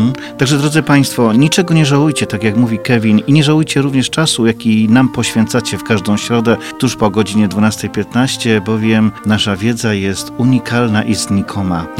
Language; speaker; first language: Polish; native; Polish